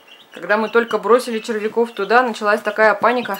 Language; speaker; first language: Russian; native; Russian